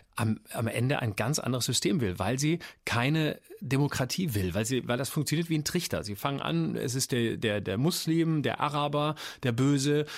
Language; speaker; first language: German; native; German